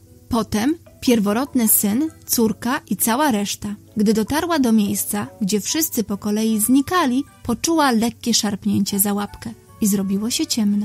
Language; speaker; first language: Polish; native; Polish